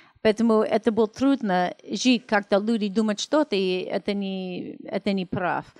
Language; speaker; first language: Russian; non-native, learner; English